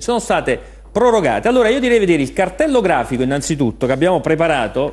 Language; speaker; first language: Italian; native; Italian